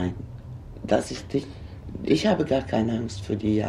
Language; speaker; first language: German; non-native, fluent; Swedish